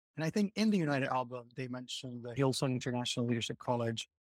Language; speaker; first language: English; non-native, fluent; Spanish